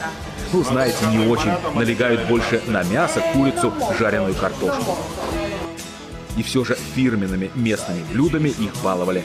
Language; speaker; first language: Russian; native; Russian